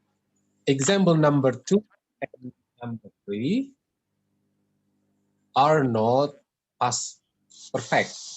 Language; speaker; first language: English; non-native, learner; Indonesian